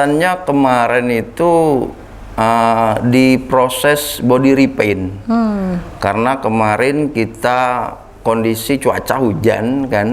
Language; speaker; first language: Indonesian; native; Indonesian